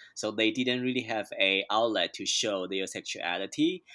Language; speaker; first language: English; non-native, fluent; Chinese